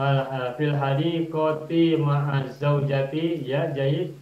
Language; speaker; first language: Arabic; non-native, fluent; Indonesian